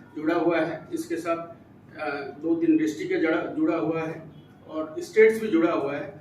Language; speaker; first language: Hindi; non-native, local second language; Assamese